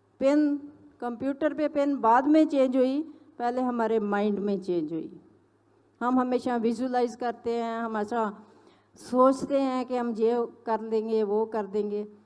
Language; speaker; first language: Hindi; non-native, local second language; Punjabi